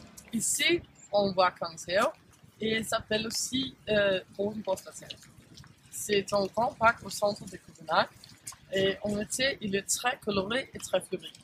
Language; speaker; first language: French; non-native, fluent; Danish